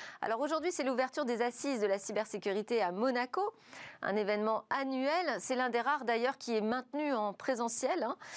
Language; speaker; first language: French; native; French